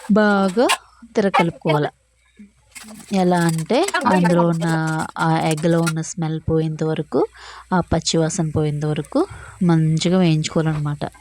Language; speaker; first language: Telugu; native; Telugu